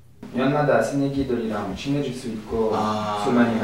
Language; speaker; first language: Korean; non-native, fluent; French